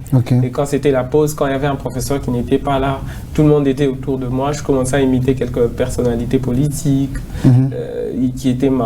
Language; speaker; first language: French; non-native, local second language; Swahili